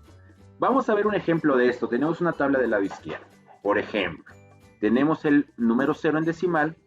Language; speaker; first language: Spanish; native; Spanish